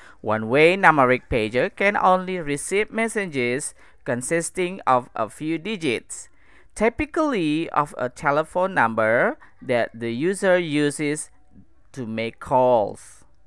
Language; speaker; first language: English; non-native, fluent; Indonesian